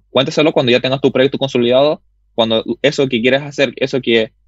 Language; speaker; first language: Spanish; early bilingual, other home language; Russian